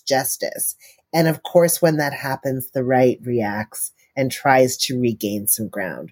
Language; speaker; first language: English; native; English